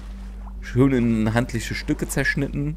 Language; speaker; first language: German; native; German